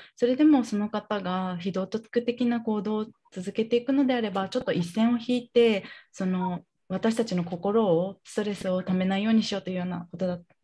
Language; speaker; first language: Japanese; native; Japanese